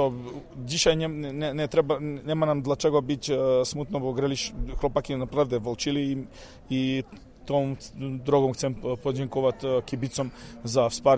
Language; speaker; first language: Polish; non-native, fluent; Serbian